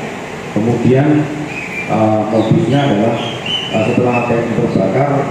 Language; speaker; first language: Indonesian; native; Indonesian